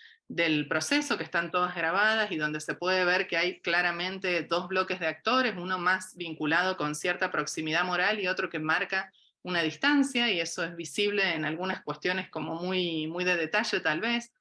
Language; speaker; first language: Spanish; native; Spanish